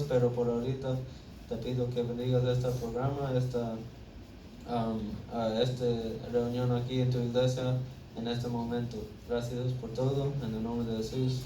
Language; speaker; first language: Spanish; early bilingual, heritage; Spanish